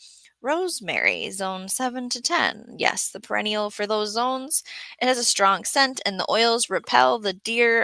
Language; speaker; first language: English; native; English